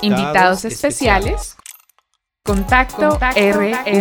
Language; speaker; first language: Spanish; native; Spanish